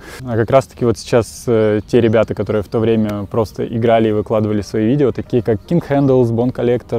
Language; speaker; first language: Russian; native; Russian